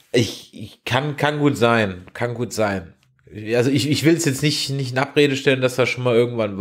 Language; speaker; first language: German; native; German